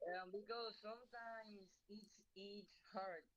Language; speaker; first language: English; non-native, learner; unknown